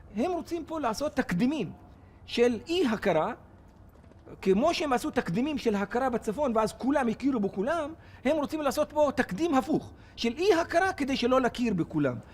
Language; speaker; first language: Hebrew; non-native, local second language; Arabic